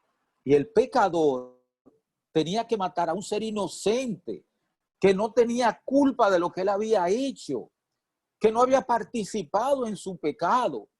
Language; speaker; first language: Spanish; native; Spanish